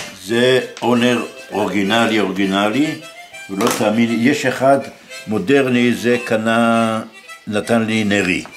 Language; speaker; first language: Hebrew; early bilingual, other home language; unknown